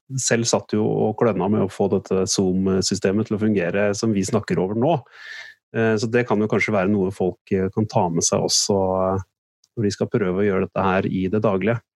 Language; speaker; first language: Norwegian; native; Norwegian